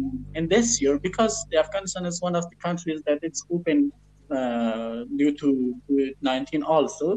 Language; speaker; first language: English; non-native, learner; Persian